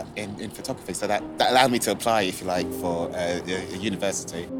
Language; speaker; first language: English; native; English